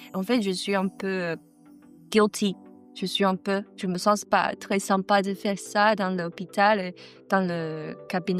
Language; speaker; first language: French; non-native, learner; Chinese